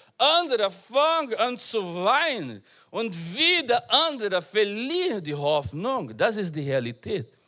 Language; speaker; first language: German; non-native, learner; Portuguese